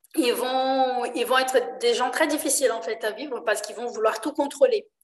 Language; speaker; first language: French; non-native, fluent; Portuguese